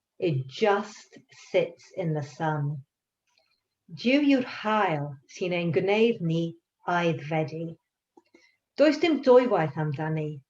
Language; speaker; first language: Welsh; non-native, local second language; English